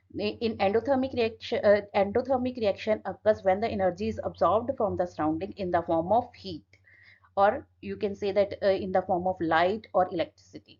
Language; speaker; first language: English; non-native, local second language; Punjabi